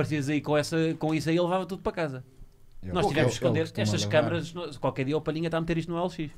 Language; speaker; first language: Portuguese; native; Portuguese